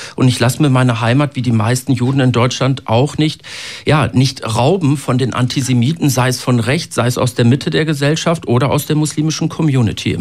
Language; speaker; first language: German; native; German